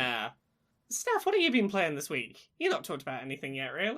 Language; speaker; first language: English; native; English